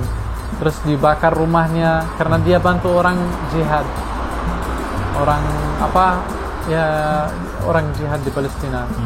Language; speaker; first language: Indonesian; non-native, fluent; Arabic